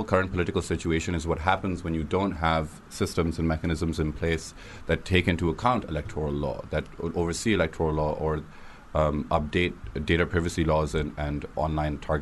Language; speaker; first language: English; non-native, local second language; Urdu